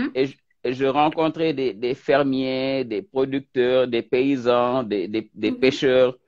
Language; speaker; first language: French; non-native, local second language; Wolof